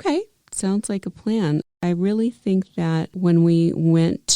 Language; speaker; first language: English; native; English